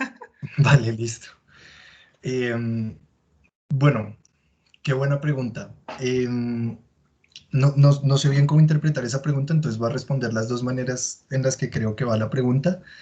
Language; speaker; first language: Spanish; native; Spanish